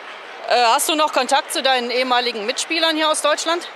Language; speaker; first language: German; native; German